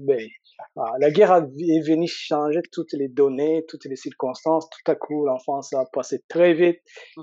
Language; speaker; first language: French; non-native, local second language; Rundi